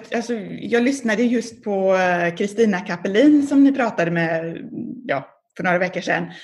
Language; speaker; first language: Swedish; native; Swedish